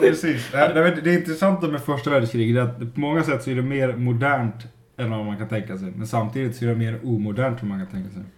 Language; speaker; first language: Swedish; native; Swedish